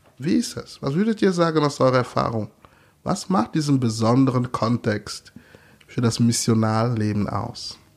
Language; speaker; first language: German; non-native, fluent; English